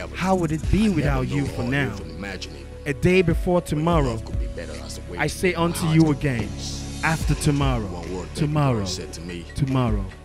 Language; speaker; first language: English; non-native, local second language; Yoruba